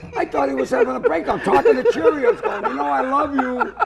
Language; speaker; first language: English; native; English